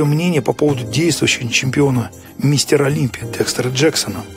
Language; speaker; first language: Russian; native; Russian